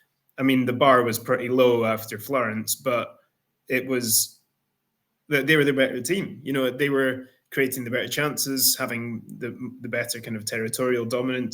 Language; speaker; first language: English; native; English